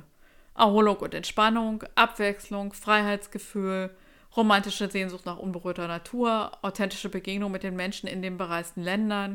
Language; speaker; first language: German; native; German